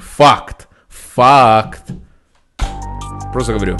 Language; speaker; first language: Russian; early bilingual, heritage; Russian